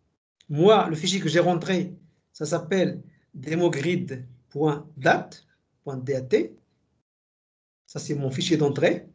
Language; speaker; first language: French; native; French